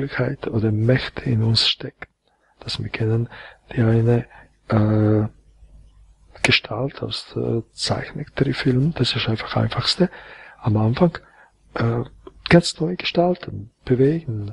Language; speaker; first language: German; non-native, fluent; Croatian